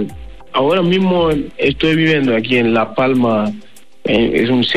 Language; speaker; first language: Spanish; non-native, learner; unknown